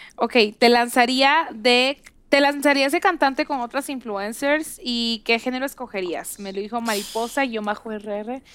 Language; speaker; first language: Spanish; native; Spanish